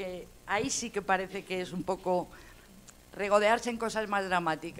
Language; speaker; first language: Spanish; native; Spanish